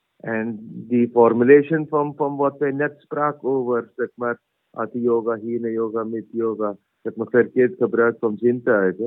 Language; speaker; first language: Dutch; non-native, fluent; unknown